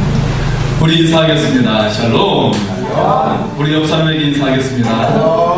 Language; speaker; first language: Korean; native; Korean